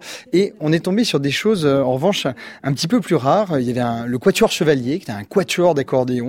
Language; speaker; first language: French; native; French